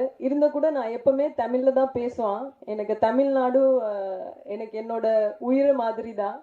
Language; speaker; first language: Tamil; non-native, fluent; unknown